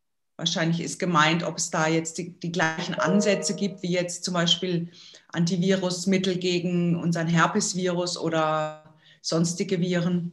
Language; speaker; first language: German; native; German